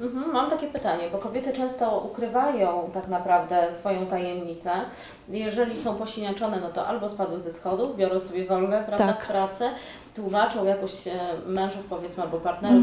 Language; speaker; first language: Polish; native; Polish